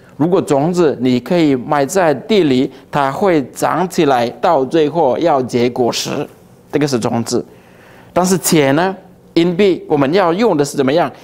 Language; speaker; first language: Chinese; early bilingual, heritage; Chinese